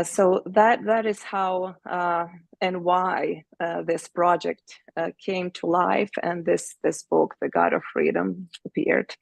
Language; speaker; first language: English; non-native, fluent; Ukrainian